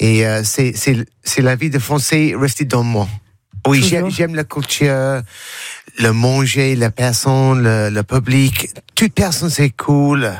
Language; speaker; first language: French; non-native, learner; English